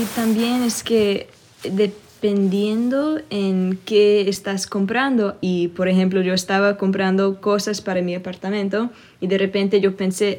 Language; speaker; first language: Spanish; early bilingual, other home language; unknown